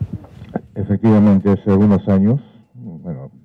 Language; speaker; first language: Spanish; native; Spanish